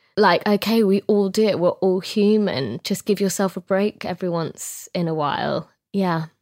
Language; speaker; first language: English; native; English